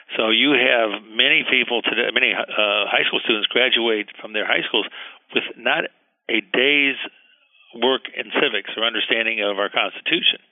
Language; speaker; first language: English; early bilingual, heritage; Spanish